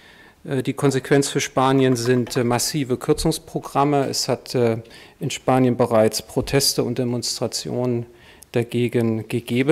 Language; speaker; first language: German; native; German